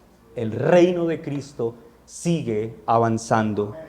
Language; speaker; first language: Spanish; native; Spanish